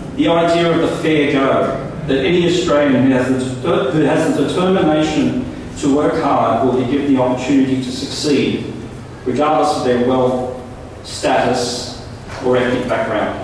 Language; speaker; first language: English; non-native, local second language; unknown